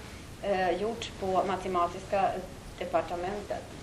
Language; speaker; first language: Swedish; non-native, fluent; Russian